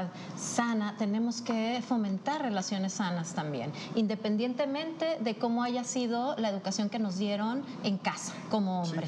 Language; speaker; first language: Spanish; native; Spanish